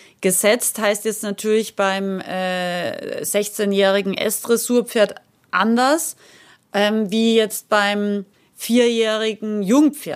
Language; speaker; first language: German; native; German